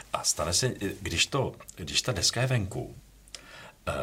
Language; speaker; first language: Czech; non-native, learner; English